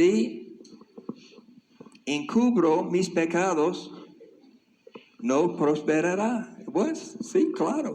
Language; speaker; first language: Spanish; non-native, fluent; English